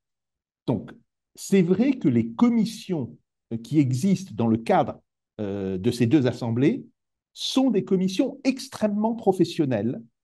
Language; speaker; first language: French; native; French